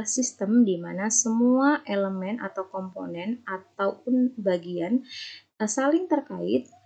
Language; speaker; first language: Indonesian; native; Indonesian